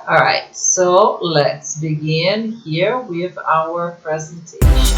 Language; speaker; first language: English; non-native, fluent; Portuguese